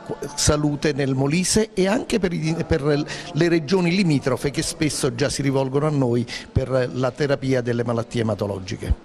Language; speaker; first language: Italian; native; Italian